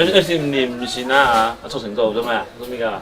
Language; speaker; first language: Chinese; native; Chinese